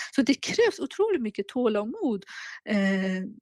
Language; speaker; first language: Swedish; non-native, fluent; Persian